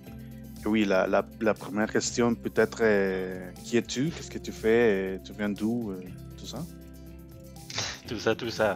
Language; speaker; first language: French; non-native, learner; Spanish